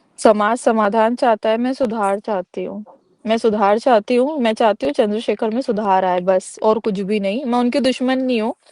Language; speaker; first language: Hindi; native; Hindi